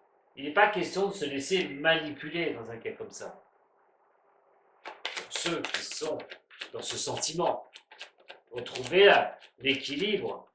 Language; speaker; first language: French; native; French